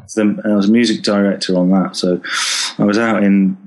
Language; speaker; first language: English; native; English